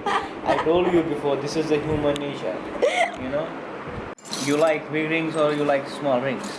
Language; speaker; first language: English; non-native, local second language; Malayalam